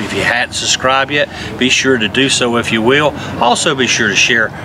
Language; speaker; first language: English; native; English